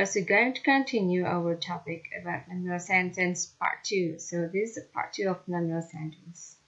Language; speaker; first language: English; non-native, fluent; Indonesian